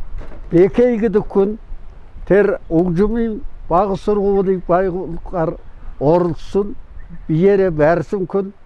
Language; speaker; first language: Mongolian; non-native, local second language; Kazakh